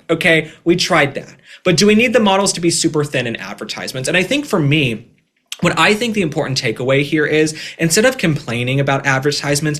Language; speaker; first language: English; native; English